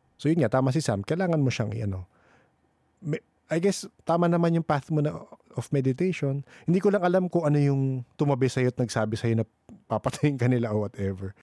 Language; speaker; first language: Filipino; native; Filipino